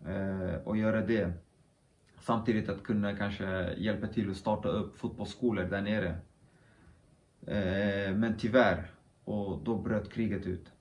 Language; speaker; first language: Swedish; early bilingual, other home language; Kurdish